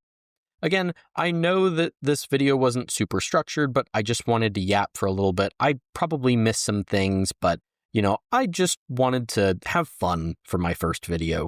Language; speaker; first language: English; native; English